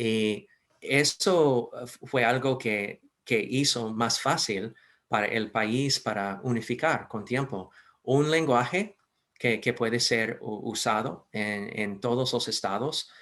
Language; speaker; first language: Spanish; non-native, fluent; English